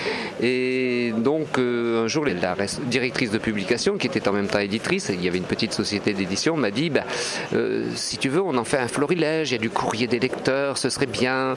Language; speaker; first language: French; native; French